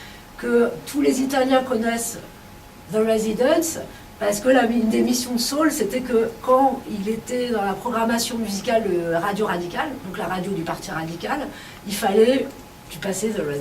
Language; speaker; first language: French; native; French